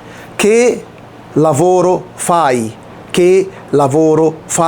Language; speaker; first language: Italian; non-native, fluent; Arabic